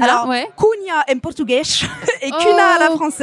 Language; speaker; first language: French; native; French